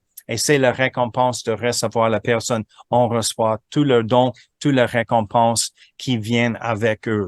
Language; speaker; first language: French; non-native, fluent; English